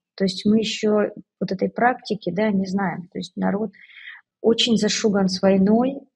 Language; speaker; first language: Russian; native; Russian